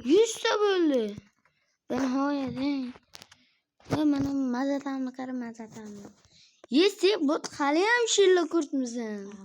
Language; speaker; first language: Turkish; non-native, learner; Uzbek